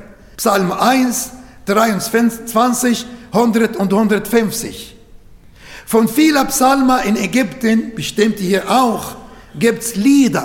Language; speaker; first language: German; non-native, learner; Arabic